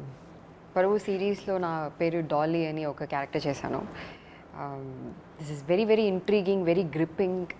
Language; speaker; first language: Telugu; non-native, learner; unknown